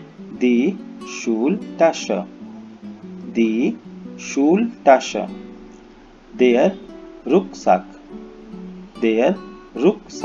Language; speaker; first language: German; non-native, fluent; Hindi